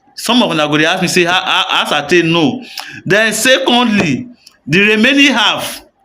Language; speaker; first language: Nigerian Pidgin; native; Nigerian Pidgin